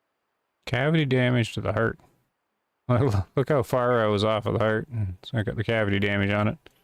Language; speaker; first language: English; native; English